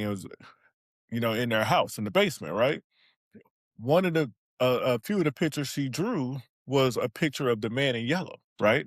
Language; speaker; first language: English; native; English